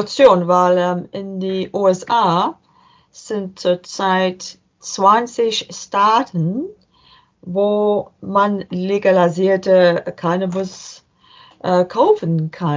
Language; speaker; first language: German; non-native, learner; English